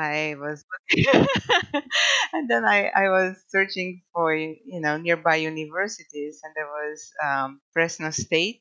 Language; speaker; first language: English; non-native, fluent; Croatian